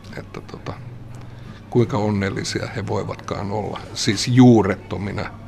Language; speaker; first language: Finnish; native; Finnish